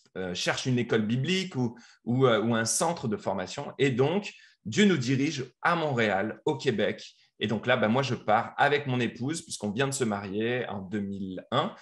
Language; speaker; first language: French; native; French